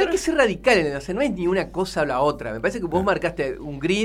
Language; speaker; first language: Spanish; native; Spanish